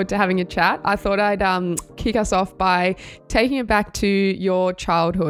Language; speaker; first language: English; native; English